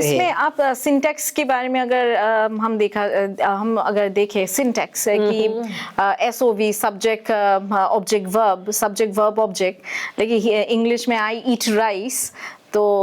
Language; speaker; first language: Hindi; native; Hindi